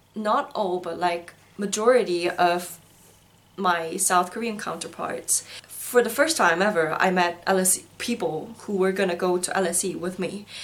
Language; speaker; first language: English; non-native, fluent; Korean